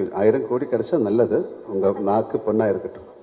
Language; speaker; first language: Tamil; non-native, local second language; Malayalam